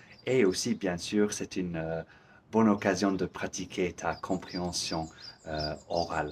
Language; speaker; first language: French; non-native, fluent; English